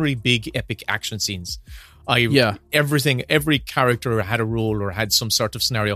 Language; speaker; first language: English; native; English